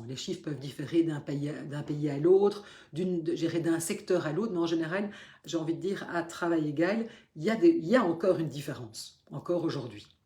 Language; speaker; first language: French; native; French